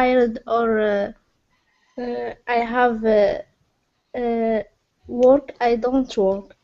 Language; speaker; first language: English; non-native, learner; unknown